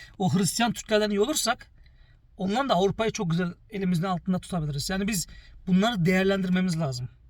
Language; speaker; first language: Turkish; early bilingual, heritage; Turkish